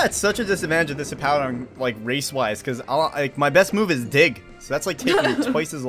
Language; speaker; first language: English; native; English